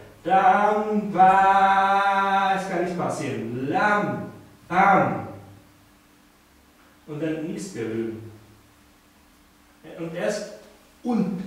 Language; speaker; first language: German; non-native, fluent; Japanese